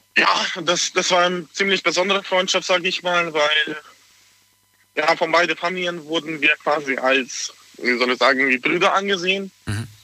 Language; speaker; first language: German; non-native, fluent; Hungarian